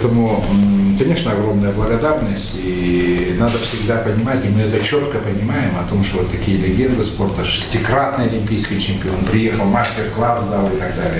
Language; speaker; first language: Russian; native; Russian